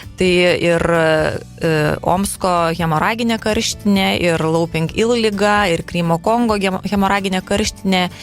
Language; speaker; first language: Lithuanian; native; Lithuanian